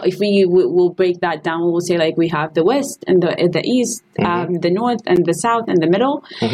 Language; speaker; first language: English; non-native, fluent; Arabic